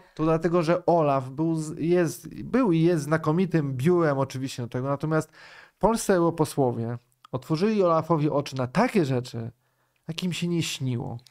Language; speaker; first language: Polish; native; Polish